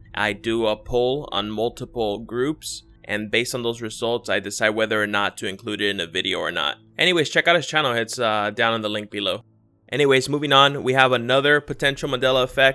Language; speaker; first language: English; native; English